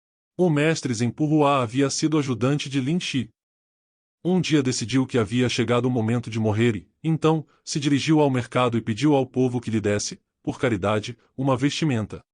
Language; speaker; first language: Portuguese; native; Portuguese